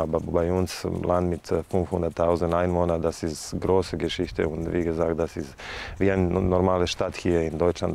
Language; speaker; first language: German; non-native, fluent; Serbian